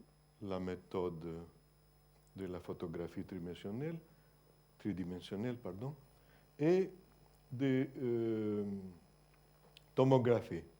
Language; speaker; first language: French; non-native, fluent; Greek